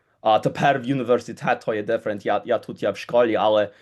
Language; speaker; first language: Ukrainian; early bilingual, heritage; Ukrainian